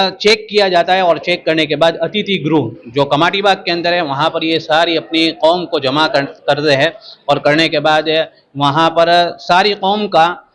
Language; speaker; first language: Urdu; non-native, local second language; Gujarati